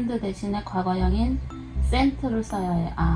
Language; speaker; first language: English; non-native, learner; Korean